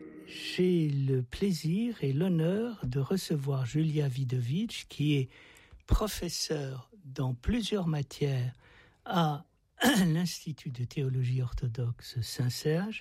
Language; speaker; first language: French; native; French